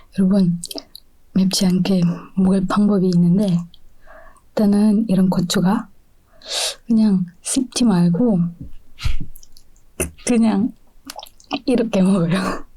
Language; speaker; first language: Korean; non-native, fluent; Indonesian